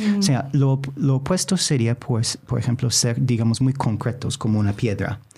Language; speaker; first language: Spanish; non-native, fluent; English